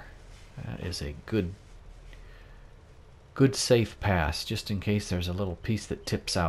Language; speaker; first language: English; native; English